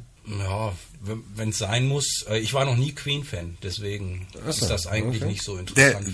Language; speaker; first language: German; native; German